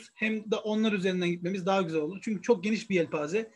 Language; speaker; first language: Turkish; native; Turkish